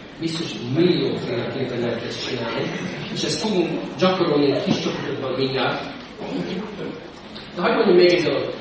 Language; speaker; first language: Hungarian; non-native, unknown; English